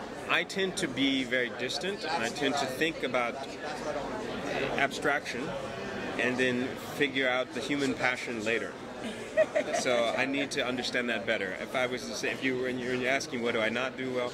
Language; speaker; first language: English; native; English